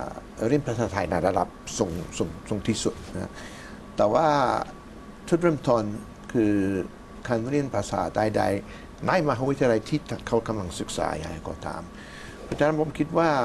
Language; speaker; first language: Thai; non-native, fluent; English